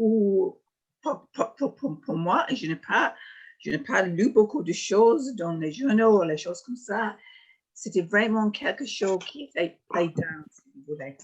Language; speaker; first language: French; non-native, fluent; English